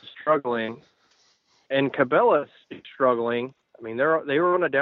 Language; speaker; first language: English; native; English